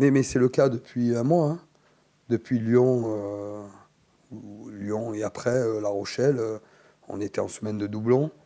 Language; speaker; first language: French; native; French